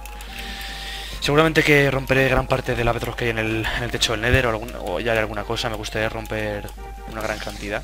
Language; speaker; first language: Spanish; native; Spanish